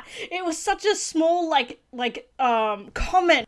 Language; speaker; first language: English; native; English